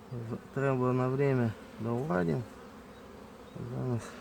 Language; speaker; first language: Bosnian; non-native, learner; Russian